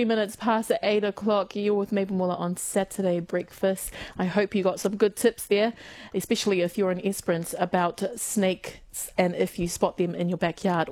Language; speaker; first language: English; native; English